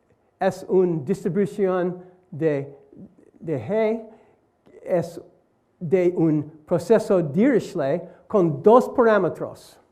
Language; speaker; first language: Spanish; non-native, learner; English